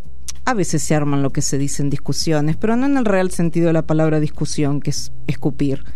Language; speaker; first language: Spanish; native; Spanish